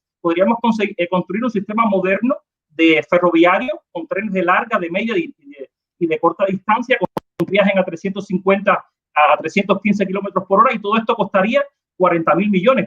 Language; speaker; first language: Spanish; native; Spanish